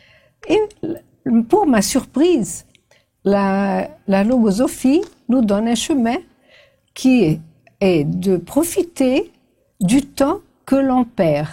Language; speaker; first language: French; non-native, fluent; Portuguese